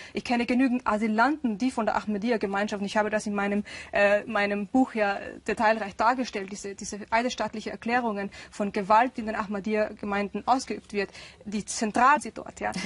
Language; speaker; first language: German; early bilingual, other home language; Urdu